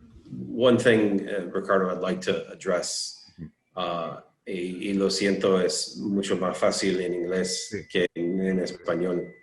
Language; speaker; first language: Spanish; non-native, learner; English